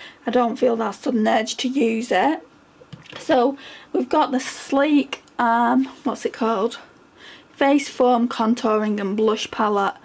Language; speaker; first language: English; native; English